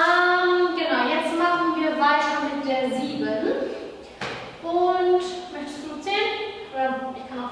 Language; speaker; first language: German; native; German